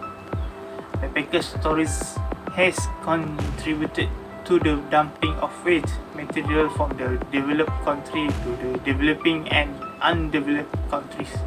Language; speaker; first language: English; non-native, learner; Malay